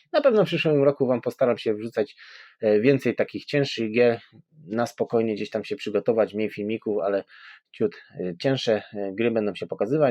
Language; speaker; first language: Polish; native; Polish